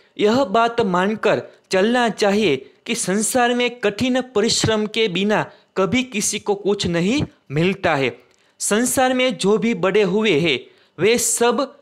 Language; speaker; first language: Hindi; non-native, local second language; Gujarati